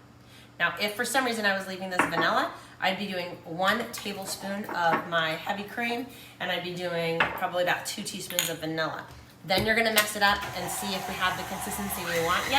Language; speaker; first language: English; native; English